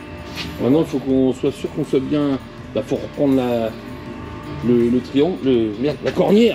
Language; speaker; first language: French; native; French